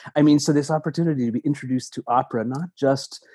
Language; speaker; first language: English; native; English